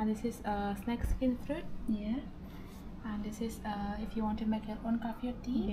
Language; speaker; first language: English; non-native, learner; Indonesian